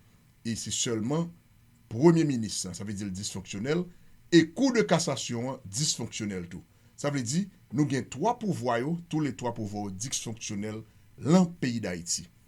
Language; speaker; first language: Haitian Creole; native; Haitian Creole